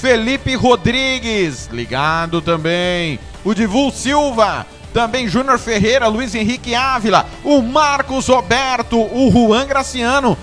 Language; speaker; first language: Portuguese; native; Portuguese